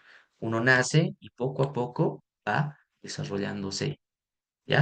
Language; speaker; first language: Spanish; native; Spanish